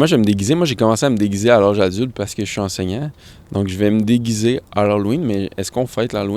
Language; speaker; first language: French; native; French